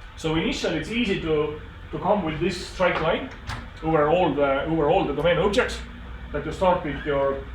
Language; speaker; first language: English; non-native, fluent; Estonian